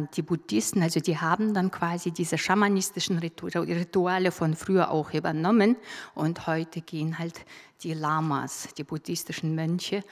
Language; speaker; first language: German; non-native, fluent; Mongolian